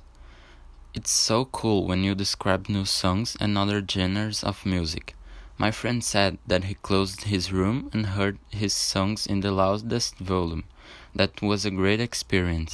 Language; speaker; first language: English; non-native, learner; Portuguese